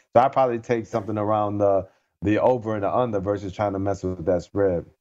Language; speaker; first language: English; native; English